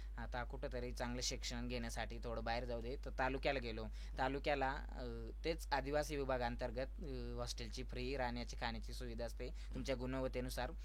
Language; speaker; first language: Marathi; non-native, local second language; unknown